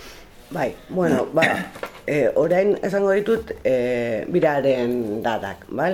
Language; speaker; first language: Basque; non-native, local second language; Spanish